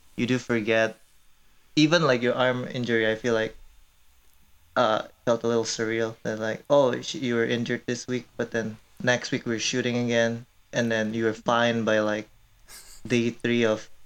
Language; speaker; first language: English; early bilingual, other home language; Korean